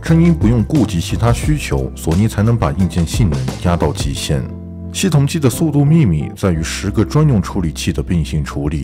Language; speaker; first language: Chinese; native; Chinese